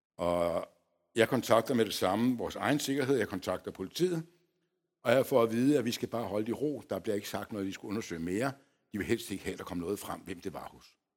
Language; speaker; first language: Danish; early bilingual, other home language; Polish